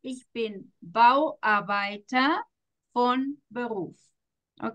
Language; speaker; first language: German; non-native, fluent; Spanish